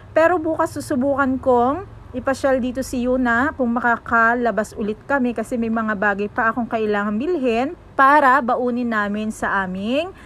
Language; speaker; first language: Filipino; native; Filipino